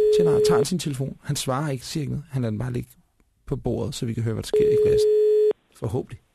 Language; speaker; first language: Danish; native; Danish